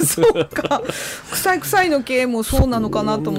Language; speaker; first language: Japanese; native; Japanese